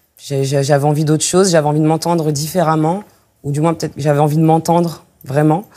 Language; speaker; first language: French; native; French